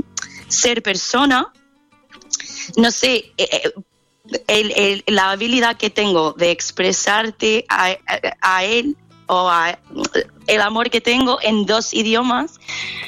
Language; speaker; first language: Spanish; non-native, fluent; English